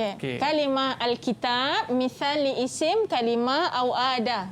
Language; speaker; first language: Arabic; non-native, fluent; Malay